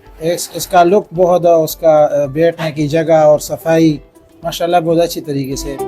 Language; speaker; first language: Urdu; non-native, local second language; Pashto